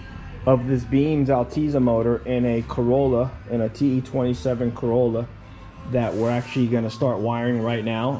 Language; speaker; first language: English; native; English